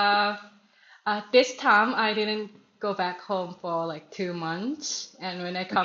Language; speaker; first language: English; non-native, learner; Thai